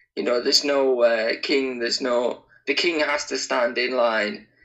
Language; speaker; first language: English; native; English